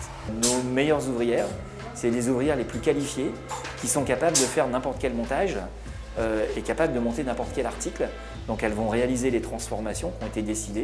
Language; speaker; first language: French; native; French